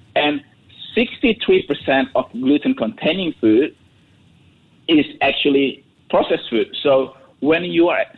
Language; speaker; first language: English; non-native, fluent; Indonesian